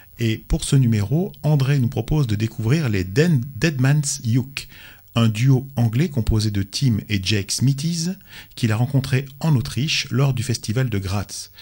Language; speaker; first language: French; native; French